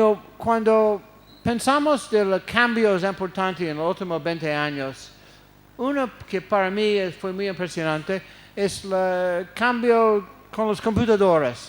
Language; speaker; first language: Spanish; non-native, fluent; English